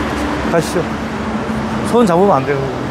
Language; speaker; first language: Korean; native; Korean